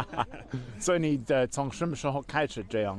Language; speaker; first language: Chinese; non-native, learner; English